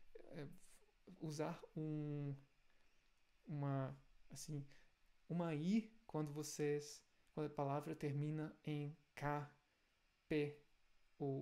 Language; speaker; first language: Portuguese; non-native, fluent; German